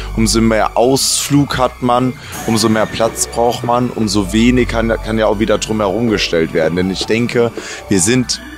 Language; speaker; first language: German; native; German